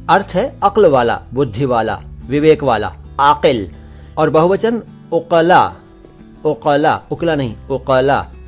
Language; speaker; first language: Hindi; native; Hindi